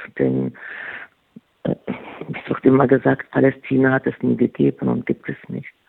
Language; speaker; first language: German; non-native, fluent; Arabic